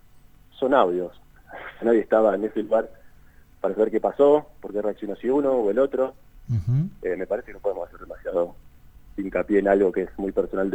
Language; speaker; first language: Spanish; native; Spanish